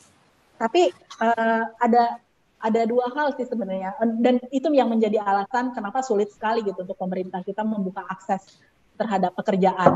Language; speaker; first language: Indonesian; native; Indonesian